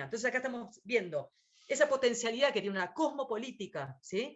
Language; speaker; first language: Spanish; native; Spanish